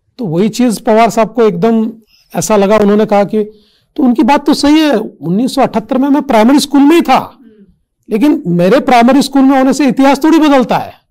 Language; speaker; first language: Hindi; non-native, local second language; Marathi